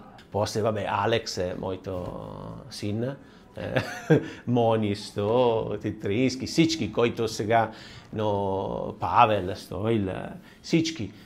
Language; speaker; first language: Bulgarian; non-native, learner; Italian